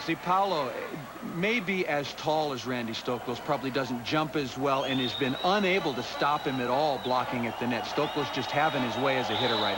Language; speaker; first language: English; native; English